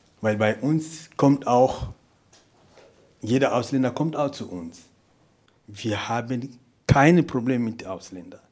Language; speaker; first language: German; non-native, fluent; Portuguese